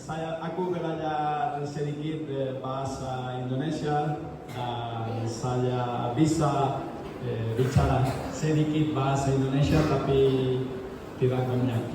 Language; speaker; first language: Indonesian; non-native, learner; Spanish